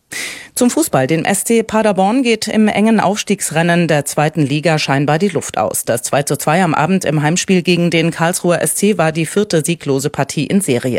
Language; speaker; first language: German; native; German